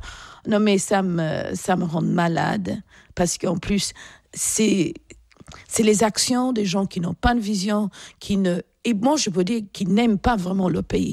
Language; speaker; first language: French; non-native, fluent; English